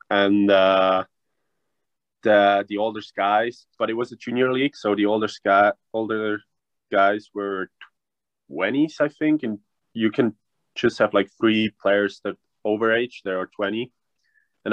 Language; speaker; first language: English; non-native, fluent; Swiss German